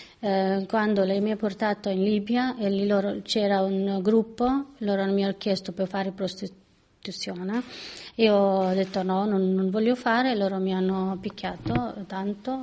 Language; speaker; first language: Italian; non-native, learner; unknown